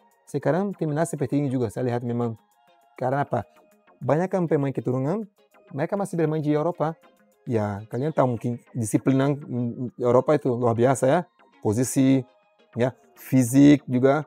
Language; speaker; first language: Indonesian; non-native, fluent; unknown